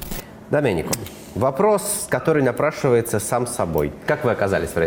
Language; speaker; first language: Russian; native; Russian